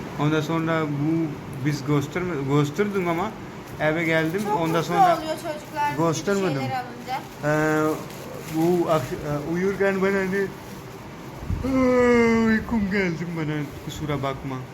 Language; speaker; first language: Turkish; non-native, learner; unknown